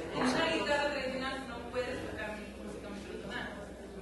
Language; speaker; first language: Spanish; native; Spanish